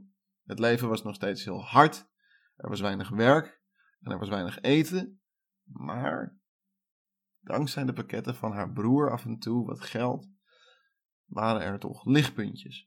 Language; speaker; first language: Dutch; native; Dutch